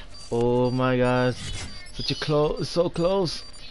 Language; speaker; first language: English; non-native, fluent; Spanish